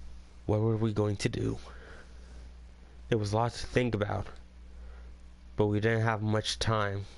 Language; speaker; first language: English; native; English